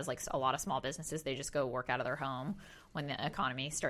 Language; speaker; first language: English; native; English